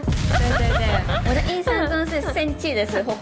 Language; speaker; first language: Chinese; non-native, fluent; Japanese